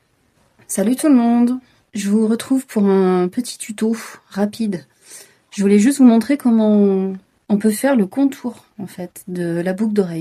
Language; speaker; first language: French; native; French